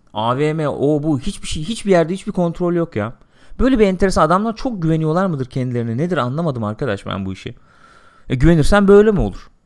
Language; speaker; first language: Turkish; native; Turkish